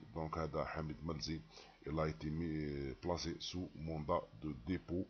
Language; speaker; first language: French; non-native, local second language; Arabic